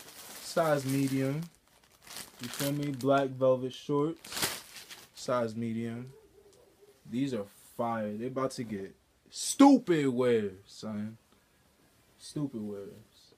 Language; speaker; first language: English; native; English